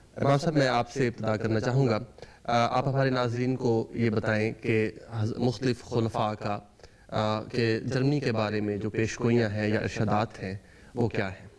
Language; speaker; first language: Urdu; native; Urdu